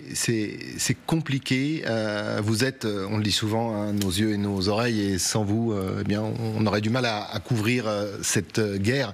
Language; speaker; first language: French; native; French